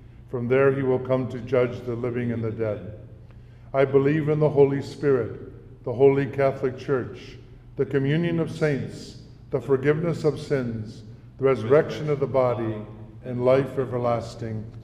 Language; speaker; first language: English; native; English